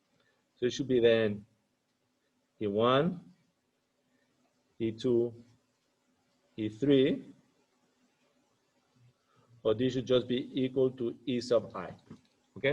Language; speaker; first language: English; non-native, fluent; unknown